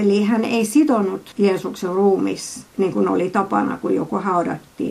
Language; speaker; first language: Finnish; non-native, fluent; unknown